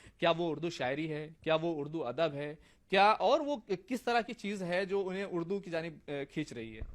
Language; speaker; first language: Urdu; native; Urdu